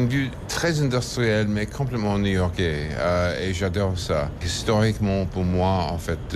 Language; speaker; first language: French; non-native, fluent; English